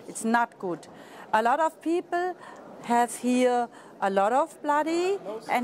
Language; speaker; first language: English; non-native, learner; German